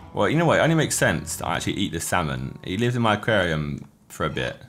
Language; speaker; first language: English; native; English